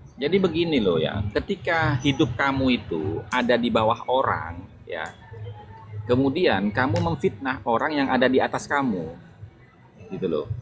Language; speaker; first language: Indonesian; non-native, local second language; Madurese